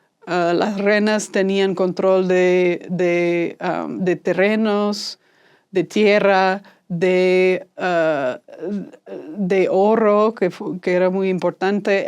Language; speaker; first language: Spanish; non-native, fluent; English